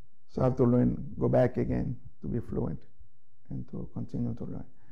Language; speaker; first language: English; non-native, fluent; Haitian Creole